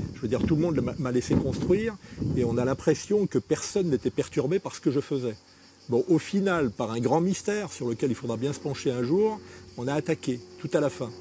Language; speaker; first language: French; native; French